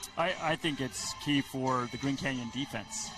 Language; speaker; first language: English; native; English